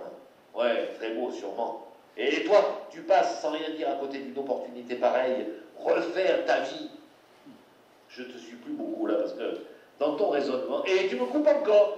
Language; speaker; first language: French; native; French